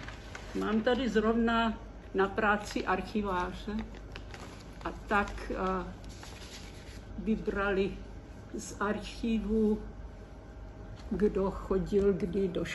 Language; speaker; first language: Czech; early bilingual, heritage; Czech